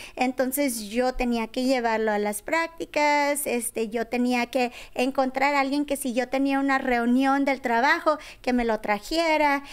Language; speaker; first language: Spanish; early bilingual, heritage; Spanish